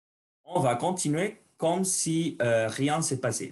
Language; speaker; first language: French; non-native, learner; Spanish